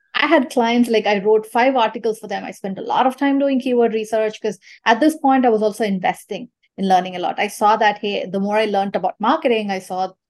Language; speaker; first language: English; non-native, local second language; Tamil